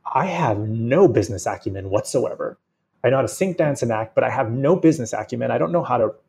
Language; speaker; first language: English; native; English